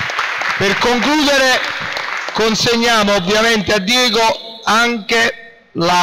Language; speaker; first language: Italian; native; Italian